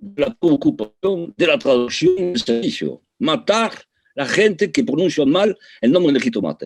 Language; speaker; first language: Spanish; early bilingual, heritage; Spanish